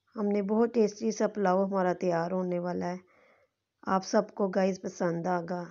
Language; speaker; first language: Urdu; non-native, local second language; Punjabi